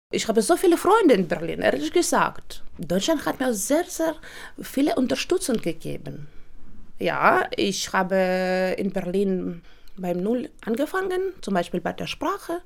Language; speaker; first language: German; non-native, learner; Russian